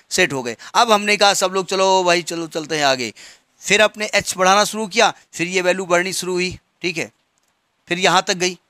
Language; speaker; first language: Hindi; native; Hindi